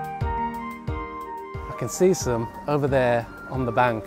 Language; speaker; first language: English; native; English